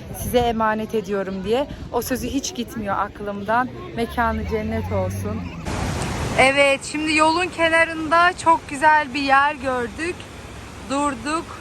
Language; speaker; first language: Turkish; native; Turkish